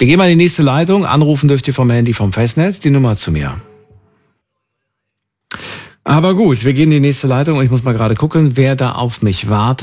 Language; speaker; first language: German; native; German